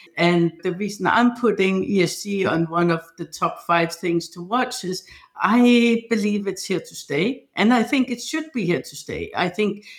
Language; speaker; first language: English; non-native, fluent; Danish